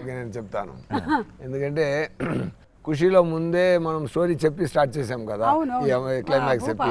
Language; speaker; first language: Telugu; non-native, learner; Tamil